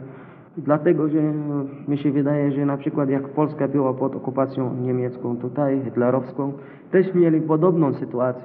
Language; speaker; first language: Polish; non-native, fluent; Arabic